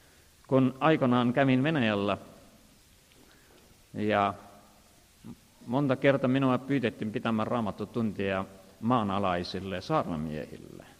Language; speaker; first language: Finnish; non-native, fluent; Estonian